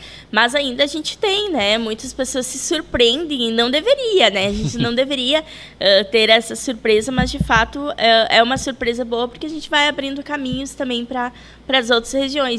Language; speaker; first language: Portuguese; native; Portuguese